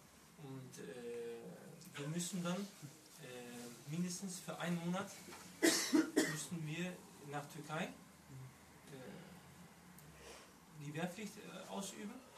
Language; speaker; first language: German; early bilingual, other home language; Turkish